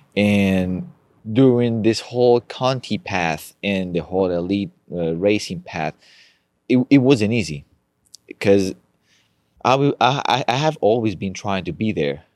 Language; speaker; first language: English; non-native, fluent; Spanish